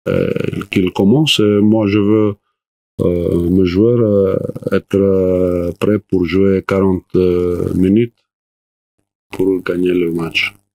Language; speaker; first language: French; non-native, learner; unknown